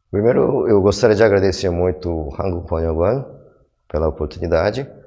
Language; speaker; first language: Portuguese; early bilingual, other home language; Korean